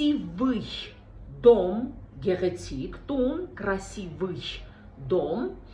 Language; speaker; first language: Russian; non-native, fluent; Armenian